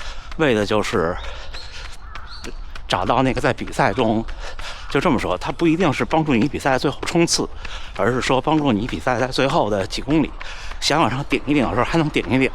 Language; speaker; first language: Chinese; native; Chinese